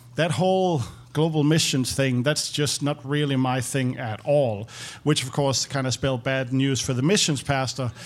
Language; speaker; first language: English; non-native, fluent; Danish